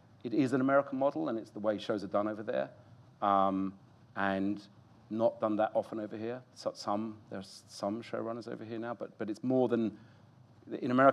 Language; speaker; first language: English; native; English